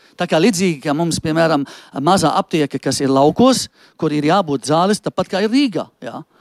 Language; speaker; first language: Latvian; non-native, fluent; Arabic